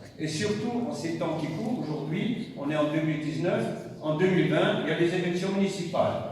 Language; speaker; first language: French; non-native, fluent; German